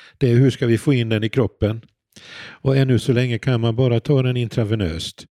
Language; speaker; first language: Swedish; native; Swedish